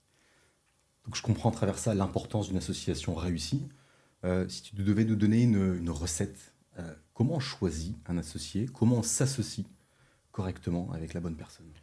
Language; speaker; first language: French; native; French